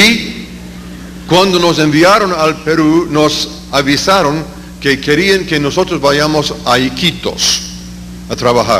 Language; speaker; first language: Spanish; non-native, fluent; English